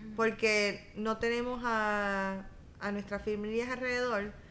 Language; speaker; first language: Spanish; native; Spanish